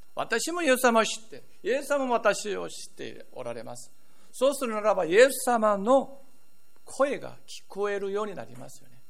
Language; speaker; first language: Japanese; non-native, fluent; Korean